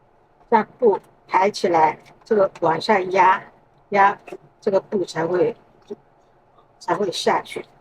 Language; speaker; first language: Chinese; native; Chinese